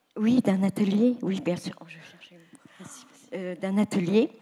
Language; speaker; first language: French; native; French